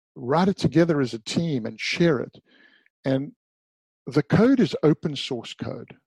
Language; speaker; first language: English; native; English